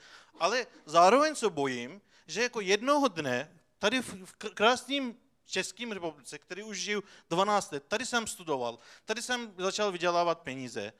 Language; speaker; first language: Czech; non-native, fluent; Turkish